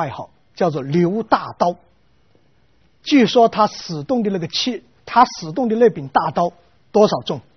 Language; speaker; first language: Chinese; native; Chinese